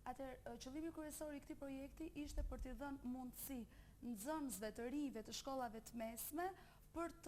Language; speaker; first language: Albanian; native; Albanian